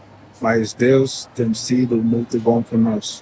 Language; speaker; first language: Portuguese; non-native, fluent; English